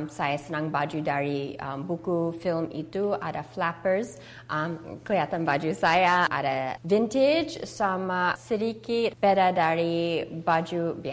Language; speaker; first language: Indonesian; early bilingual, heritage; English